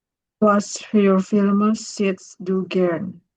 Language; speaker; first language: German; non-native, learner; Indonesian